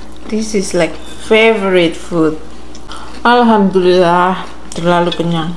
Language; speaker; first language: English; non-native, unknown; Javanese